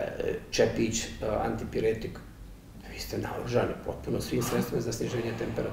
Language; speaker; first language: Bosnian; native; Bosnian